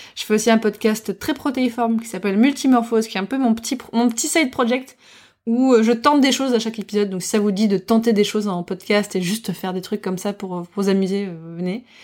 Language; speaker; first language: French; early bilingual, heritage; French